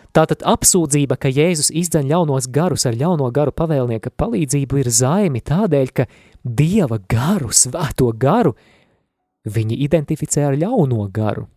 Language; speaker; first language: Latvian; native; Latvian